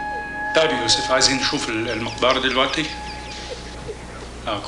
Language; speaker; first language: Arabic; non-native, fluent; English